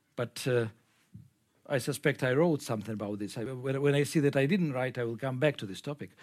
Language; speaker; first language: English; non-native, fluent; Ukrainian